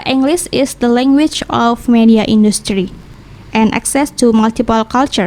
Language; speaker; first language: English; non-native, learner; Indonesian